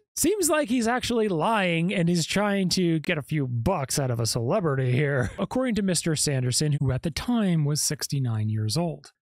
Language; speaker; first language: English; native; English